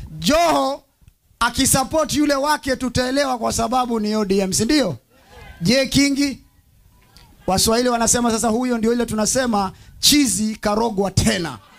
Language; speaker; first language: Swahili; native; Swahili